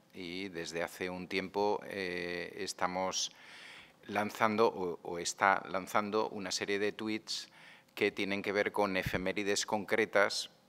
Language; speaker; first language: Spanish; non-native, local second language; Catalan